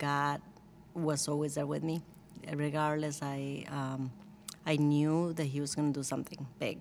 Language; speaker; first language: English; non-native, fluent; Spanish